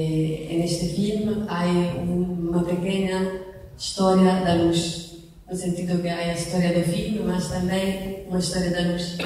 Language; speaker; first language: Portuguese; non-native, learner; Italian